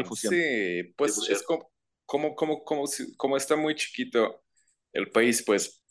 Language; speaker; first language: Spanish; non-native, fluent; Croatian